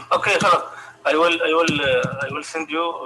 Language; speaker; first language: English; non-native, learner; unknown